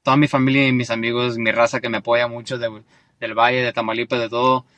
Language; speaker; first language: Spanish; early bilingual, heritage; Spanish